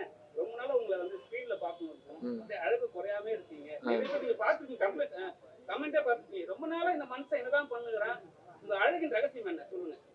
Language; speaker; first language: Tamil; native; Tamil